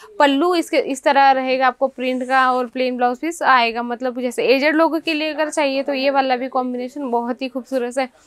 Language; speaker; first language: Hindi; native; Hindi